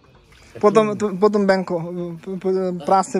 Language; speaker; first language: Czech; non-native, learner; Bangla